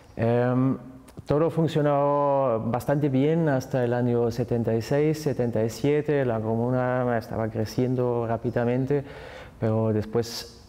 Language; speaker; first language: Spanish; non-native, fluent; German